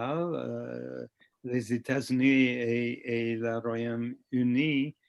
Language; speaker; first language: French; non-native, fluent; English